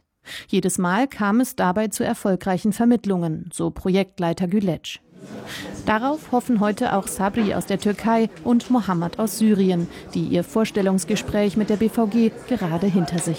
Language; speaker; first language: German; native; German